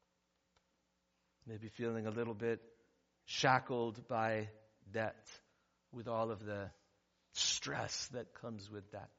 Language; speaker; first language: English; native; English